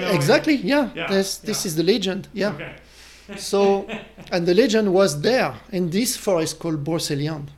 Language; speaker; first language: English; non-native, fluent; French